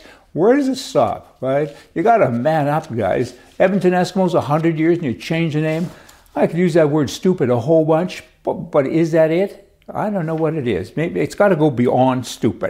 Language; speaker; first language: English; native; English